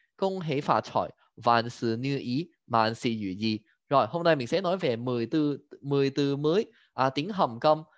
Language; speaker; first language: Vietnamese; non-native, fluent; Cantonese